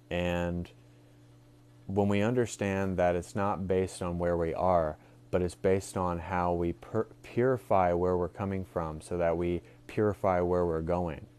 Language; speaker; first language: English; native; English